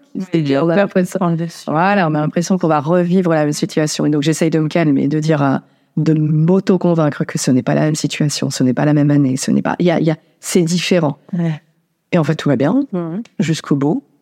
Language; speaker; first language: French; native; French